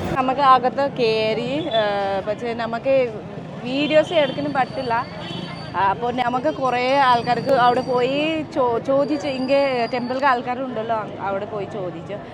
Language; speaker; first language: Malayalam; non-native, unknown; Nepali